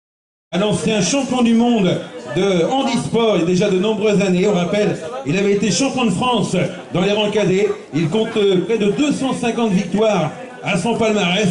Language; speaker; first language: French; native; French